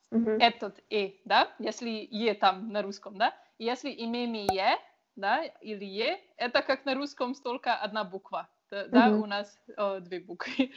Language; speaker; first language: Russian; non-native, learner; Slovenian